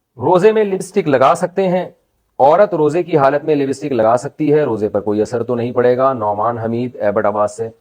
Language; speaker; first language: Urdu; native; Urdu